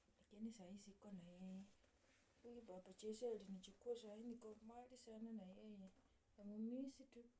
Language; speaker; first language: Swahili; native; Swahili